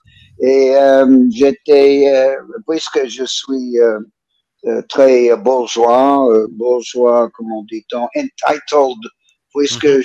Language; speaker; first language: French; non-native, learner; English